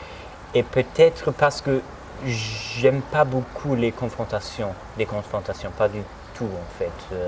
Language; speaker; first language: French; non-native, fluent; German